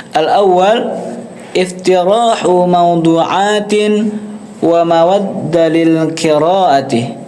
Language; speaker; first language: Arabic; non-native, learner; Indonesian